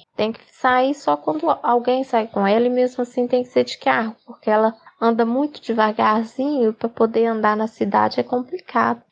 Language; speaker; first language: Portuguese; native; Portuguese